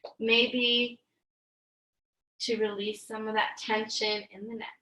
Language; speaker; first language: English; native; English